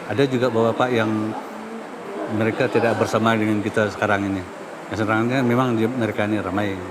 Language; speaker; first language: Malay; non-native, local second language; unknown